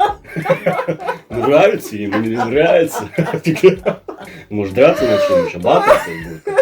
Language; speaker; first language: Russian; native; Russian